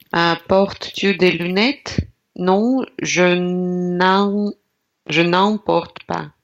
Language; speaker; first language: French; non-native, learner; Russian